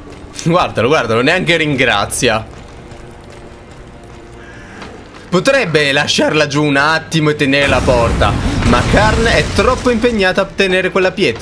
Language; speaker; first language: Italian; native; Italian